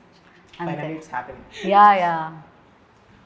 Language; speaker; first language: Telugu; non-native, learner; Malayalam